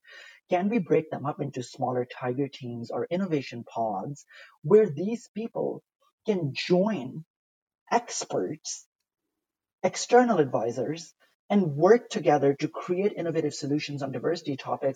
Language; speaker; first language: English; non-native, local second language; Urdu